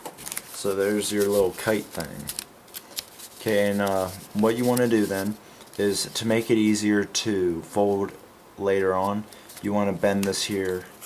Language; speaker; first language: English; native; English